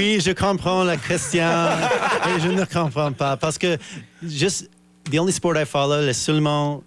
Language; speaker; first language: French; non-native, learner; English